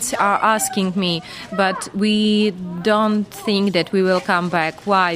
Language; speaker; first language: English; non-native, fluent; Ukrainian